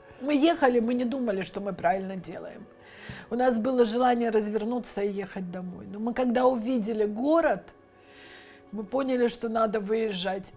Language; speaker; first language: Russian; native; Russian